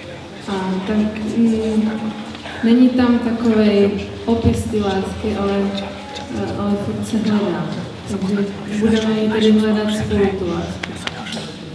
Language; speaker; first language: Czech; early bilingual, heritage; Czech